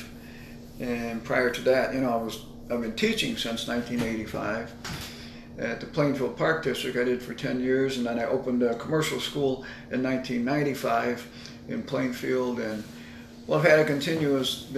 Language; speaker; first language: English; native; English